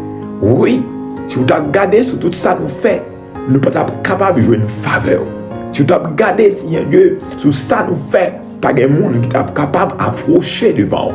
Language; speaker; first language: French; non-native, local second language; Haitian Creole